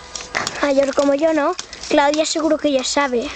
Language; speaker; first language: Spanish; native; Spanish